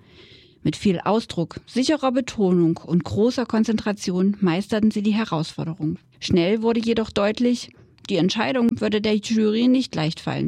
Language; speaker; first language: German; native; German